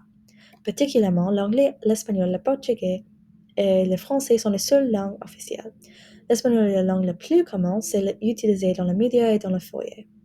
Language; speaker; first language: French; non-native, learner; English